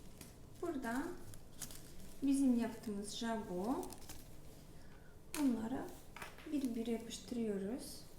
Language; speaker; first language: Turkish; non-native, learner; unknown